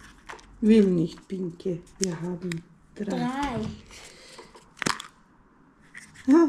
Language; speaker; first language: German; early bilingual, heritage; Bosnian